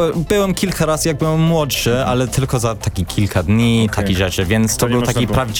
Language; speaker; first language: Polish; early bilingual, heritage; English